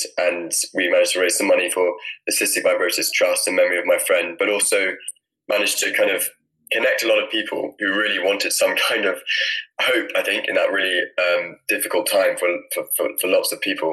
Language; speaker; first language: English; native; English